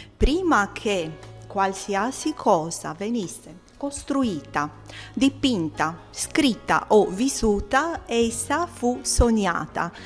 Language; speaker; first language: Italian; non-native, fluent; Romanian